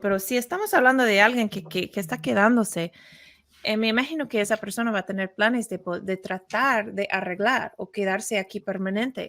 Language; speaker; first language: Spanish; non-native, fluent; English